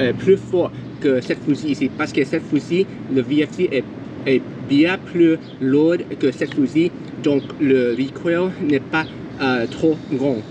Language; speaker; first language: French; non-native, learner; English